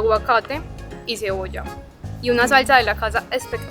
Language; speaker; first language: Spanish; native; Spanish